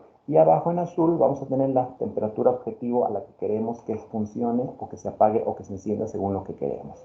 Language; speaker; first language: Spanish; native; Spanish